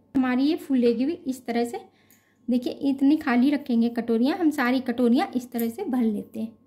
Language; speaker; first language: Hindi; native; Hindi